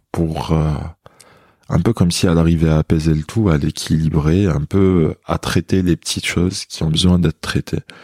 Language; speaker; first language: French; non-native, local second language; Kabyle